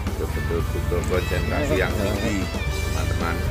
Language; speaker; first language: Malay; non-native, local second language; Javanese